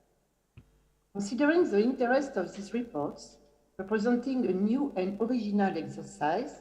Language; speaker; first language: English; non-native, fluent; French